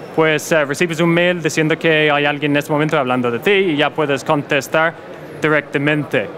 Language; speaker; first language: Spanish; non-native, fluent; English